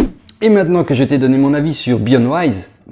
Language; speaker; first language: French; native; French